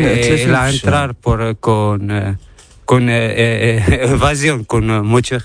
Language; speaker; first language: Spanish; non-native, learner; Arabic